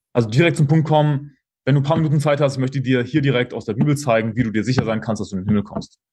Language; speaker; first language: German; native; German